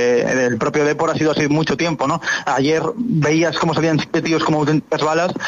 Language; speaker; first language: Spanish; native; Spanish